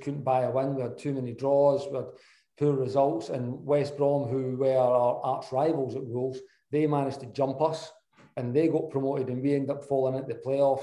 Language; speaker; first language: English; native; English